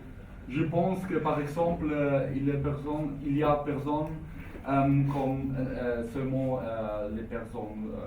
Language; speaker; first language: French; non-native, learner; German